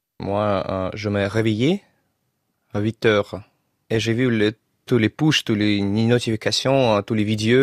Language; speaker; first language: French; non-native, learner; Russian